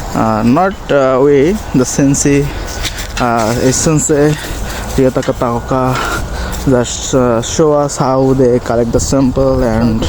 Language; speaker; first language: English; non-native, local second language; Bangla